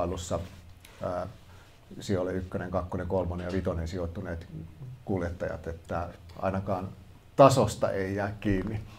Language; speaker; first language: Finnish; native; Finnish